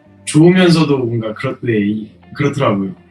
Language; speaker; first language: Korean; native; Korean